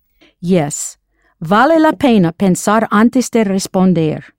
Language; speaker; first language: Spanish; non-native, fluent; English